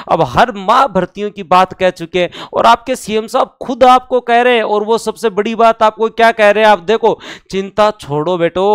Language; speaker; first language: Hindi; native; Hindi